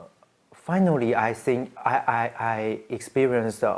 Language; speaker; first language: English; non-native, learner; Chinese